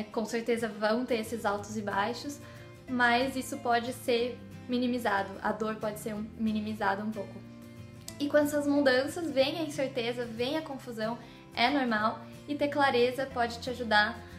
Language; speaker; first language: Portuguese; native; Portuguese